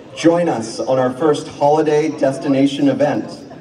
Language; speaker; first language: English; native; English